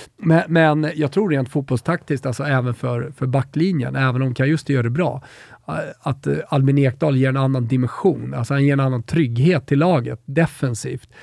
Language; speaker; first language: Swedish; native; Swedish